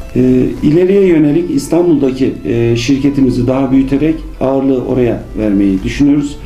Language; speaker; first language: Turkish; native; Turkish